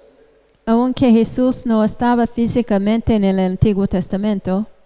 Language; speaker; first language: Spanish; non-native, fluent; English